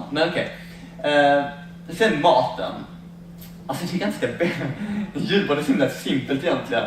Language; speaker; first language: Swedish; native; Swedish